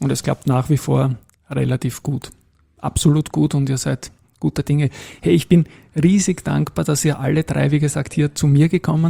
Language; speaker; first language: German; native; German